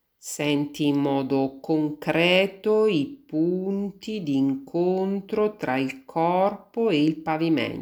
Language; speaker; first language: Italian; native; Italian